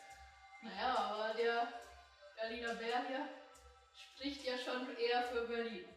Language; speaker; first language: German; native; German